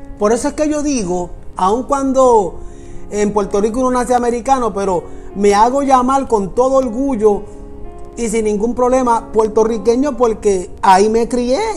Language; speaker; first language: Spanish; native; Spanish